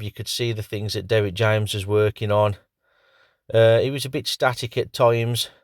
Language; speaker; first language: English; native; English